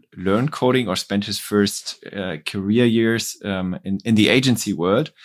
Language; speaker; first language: English; non-native, fluent; German